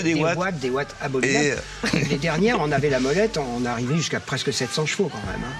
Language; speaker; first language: French; native; French